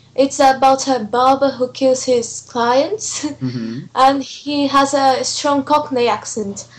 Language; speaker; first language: English; non-native, fluent; Portuguese